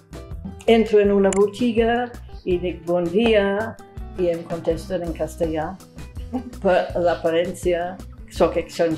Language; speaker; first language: Catalan; non-native, fluent; English